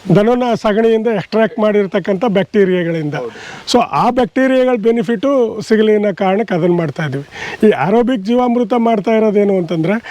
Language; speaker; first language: Kannada; native; Kannada